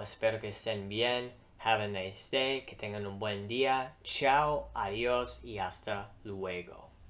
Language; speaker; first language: Spanish; non-native, fluent; English